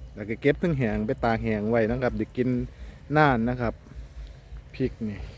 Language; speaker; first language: Thai; non-native, local second language; Northeastern Thai